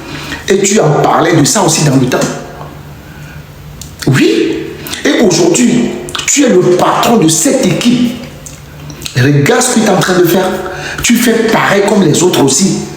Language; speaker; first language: French; non-native, local second language; Ewe